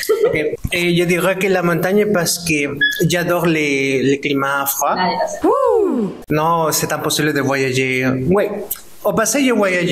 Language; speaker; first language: French; non-native, fluent; Spanish